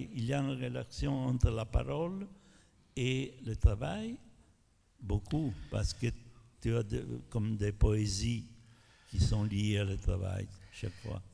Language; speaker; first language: French; non-native, fluent; Italian